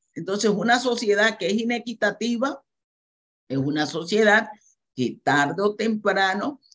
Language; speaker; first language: Spanish; native; Spanish